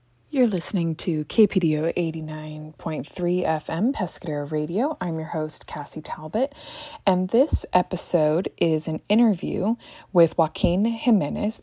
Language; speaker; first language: English; native; English